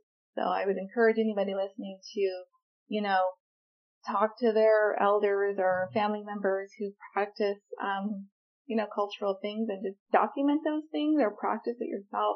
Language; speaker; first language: English; native; English